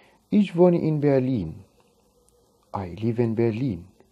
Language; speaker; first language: German; non-native, fluent; Arabic